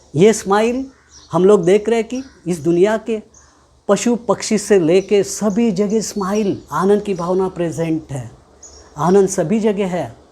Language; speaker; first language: Hindi; non-native, local second language; Marathi